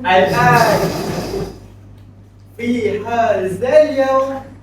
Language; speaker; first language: Arabic; non-native, learner; Malay